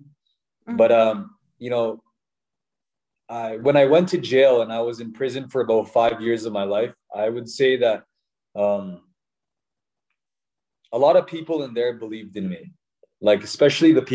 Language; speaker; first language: English; native; English